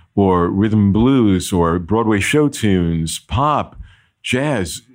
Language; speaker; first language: English; native; English